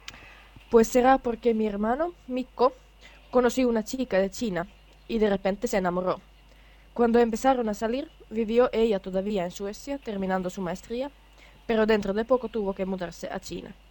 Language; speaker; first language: Spanish; non-native, fluent; Finnish